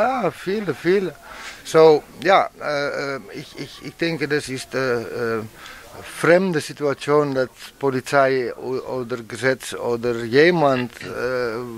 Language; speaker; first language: German; non-native, learner; Dutch